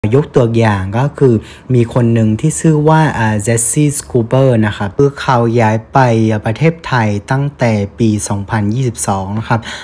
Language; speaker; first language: Thai; non-native, fluent; Vietnamese